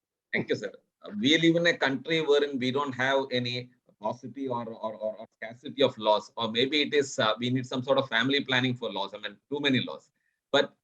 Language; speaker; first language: English; non-native, local second language; Malayalam